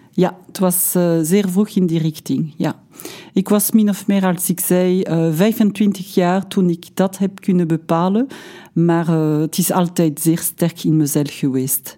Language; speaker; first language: Dutch; non-native, local second language; French